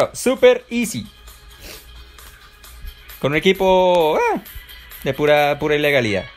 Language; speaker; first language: Spanish; native; Spanish